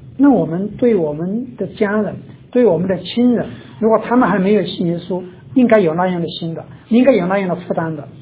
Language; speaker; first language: Chinese; native; Chinese